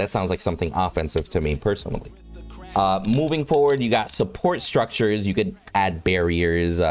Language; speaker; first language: English; native; English